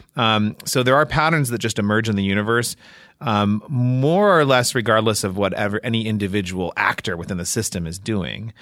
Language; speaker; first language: English; native; English